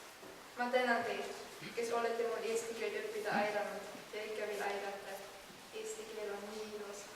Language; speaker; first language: Estonian; non-native, learner; German